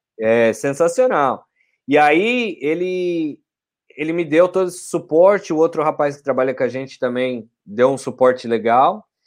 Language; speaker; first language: Portuguese; native; Portuguese